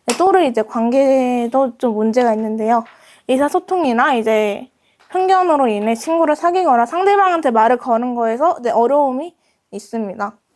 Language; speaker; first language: Korean; early bilingual, other home language; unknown